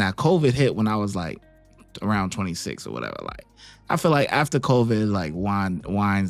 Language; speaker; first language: English; native; English